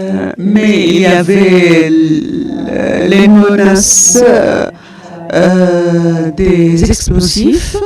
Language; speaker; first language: French; non-native, fluent; Arabic